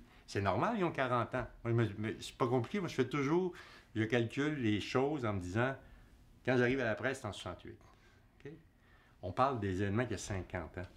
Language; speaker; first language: French; native; French